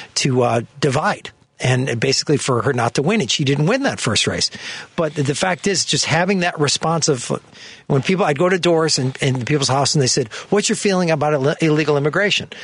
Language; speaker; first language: English; native; English